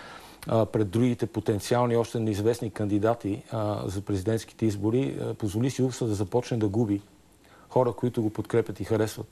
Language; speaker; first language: Bulgarian; native; Bulgarian